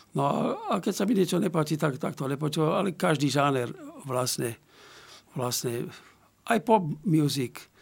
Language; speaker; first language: Slovak; native; Slovak